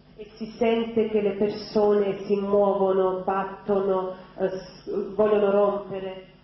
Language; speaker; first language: Italian; non-native, fluent; Croatian